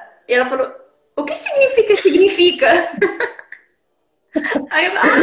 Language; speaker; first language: Portuguese; non-native, fluent; Arabic